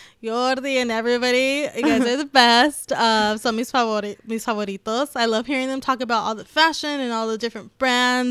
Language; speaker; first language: English; early bilingual, other home language; Spanish